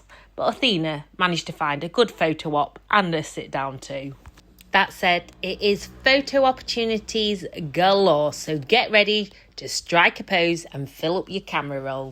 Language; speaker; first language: English; native; English